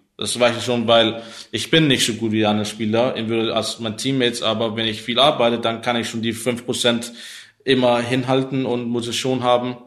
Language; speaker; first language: German; non-native, learner; Danish